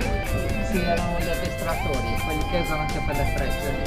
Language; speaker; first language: Italian; native; Italian